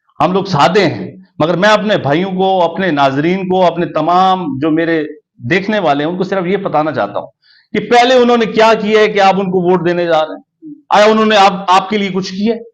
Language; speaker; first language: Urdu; non-native, local second language; Punjabi